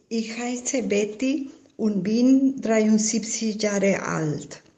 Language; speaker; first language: German; non-native, fluent; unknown